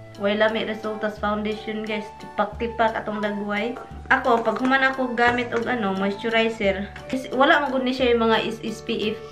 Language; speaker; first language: Cebuano; native; Cebuano